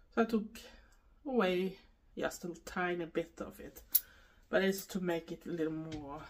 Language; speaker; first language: English; non-native, fluent; Swedish